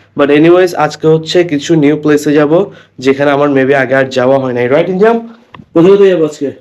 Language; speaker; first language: Bangla; early bilingual, heritage; Bangla